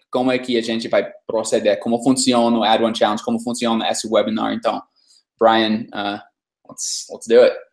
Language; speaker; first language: Portuguese; non-native, fluent; English